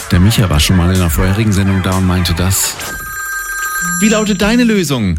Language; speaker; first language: German; native; German